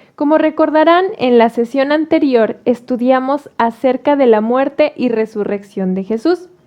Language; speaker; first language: Spanish; native; Spanish